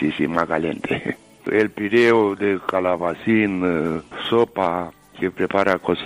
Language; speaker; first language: Spanish; non-native, learner; Romanian